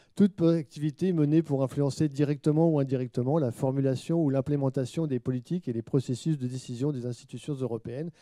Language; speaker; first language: French; native; French